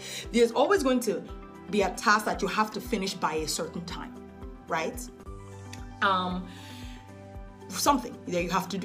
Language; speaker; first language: English; native; English